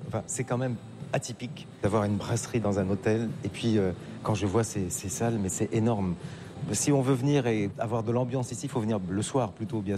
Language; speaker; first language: French; native; French